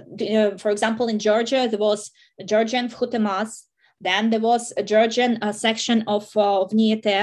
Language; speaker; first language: English; non-native, fluent; Russian